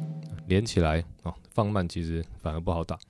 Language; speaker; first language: Chinese; native; Chinese